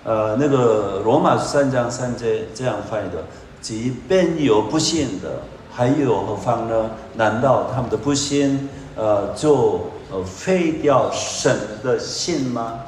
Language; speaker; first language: Chinese; non-native, fluent; Korean